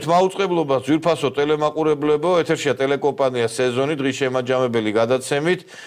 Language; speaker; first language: Georgian; native; Georgian